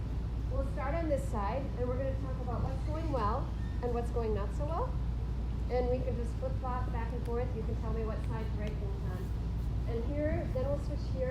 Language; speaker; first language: English; non-native, local second language; Ukrainian